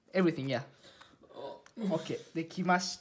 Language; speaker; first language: English; non-native, learner; Japanese